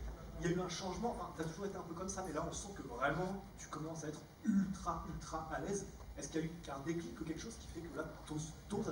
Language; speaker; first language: French; native; French